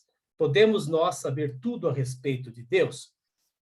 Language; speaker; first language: Portuguese; native; Portuguese